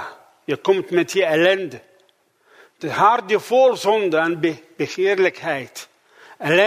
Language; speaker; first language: Dutch; non-native, fluent; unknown